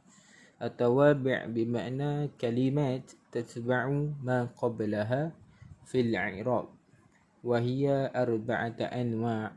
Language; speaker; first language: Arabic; non-native, learner; Malay